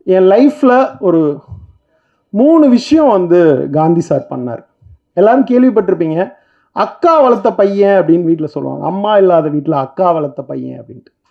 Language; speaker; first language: Tamil; native; Tamil